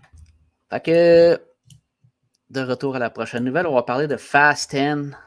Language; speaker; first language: French; native; French